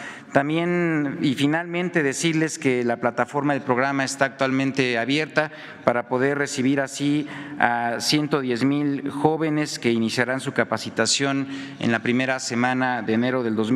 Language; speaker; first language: Spanish; native; Spanish